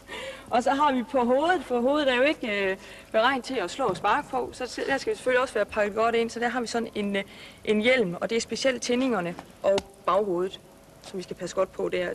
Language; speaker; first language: Danish; native; Danish